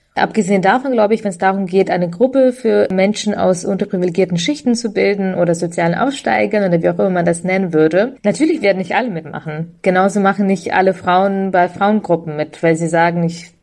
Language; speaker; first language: German; early bilingual, other home language; Ukrainian